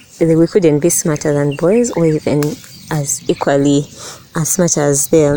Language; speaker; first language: English; non-native, local second language; Ganda